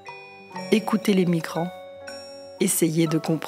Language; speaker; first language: French; native; French